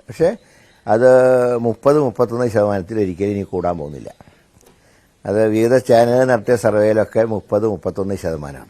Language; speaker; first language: Malayalam; native; Malayalam